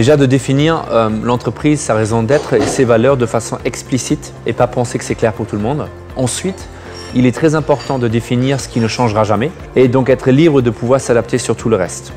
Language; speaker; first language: French; native; French